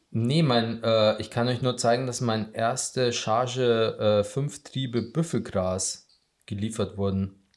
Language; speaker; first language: German; native; German